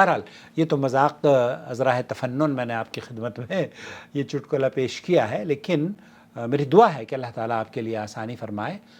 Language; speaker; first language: Urdu; native; Urdu